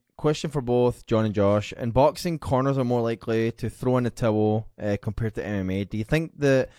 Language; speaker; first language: English; native; English